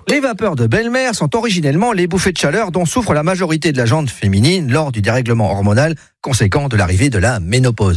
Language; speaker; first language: French; native; French